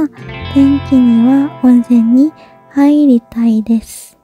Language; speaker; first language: Japanese; non-native, learner; Korean